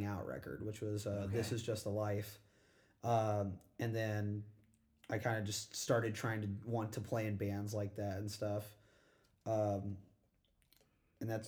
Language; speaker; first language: English; native; English